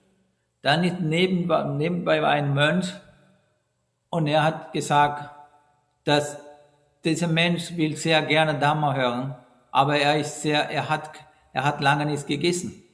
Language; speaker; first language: German; non-native, fluent; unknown